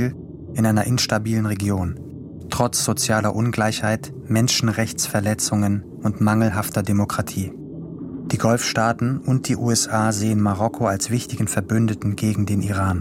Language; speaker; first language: German; native; German